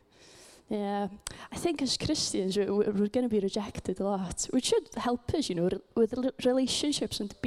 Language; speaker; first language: English; native; English